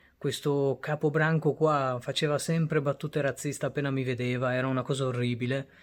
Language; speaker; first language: Italian; early bilingual, other home language; Bangla